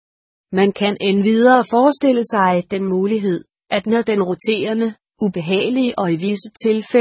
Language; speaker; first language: Danish; native; Danish